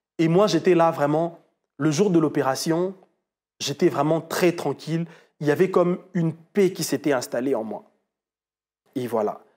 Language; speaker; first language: French; non-native, local second language; Lingala